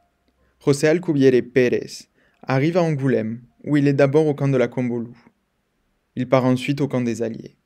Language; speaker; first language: French; native; French